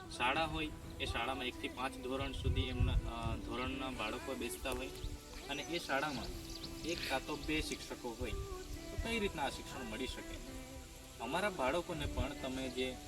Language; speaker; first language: Gujarati; non-native, local second language; Bhili